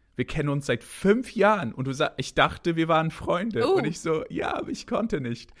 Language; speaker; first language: German; non-native, fluent; English